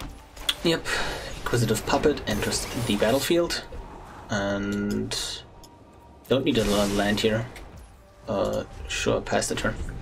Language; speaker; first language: English; non-native, fluent; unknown